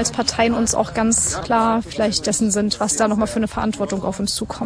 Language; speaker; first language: German; native; German